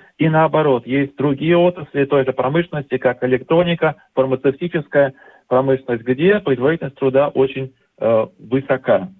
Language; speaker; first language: Russian; native; Russian